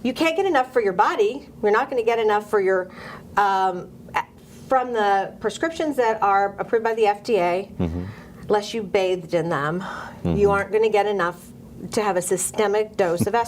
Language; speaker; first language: English; native; English